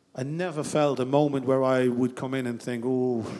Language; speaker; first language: English; non-native, fluent; Dutch